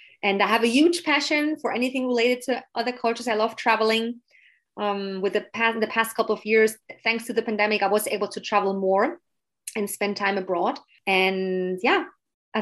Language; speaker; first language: English; non-native, fluent; German